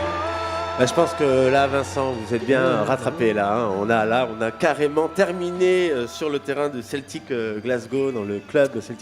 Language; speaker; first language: French; native; French